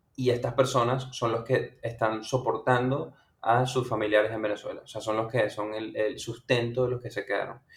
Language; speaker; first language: Spanish; native; Spanish